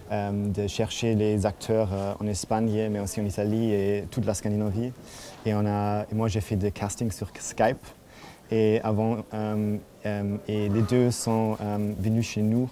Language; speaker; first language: French; non-native, fluent; German